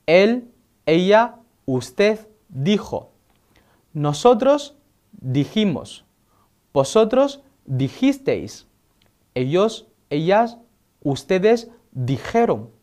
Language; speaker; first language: Spanish; non-native, fluent; Chinese